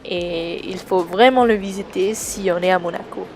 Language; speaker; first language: French; non-native, local second language; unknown